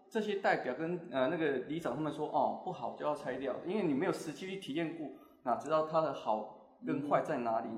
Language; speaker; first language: Chinese; native; Chinese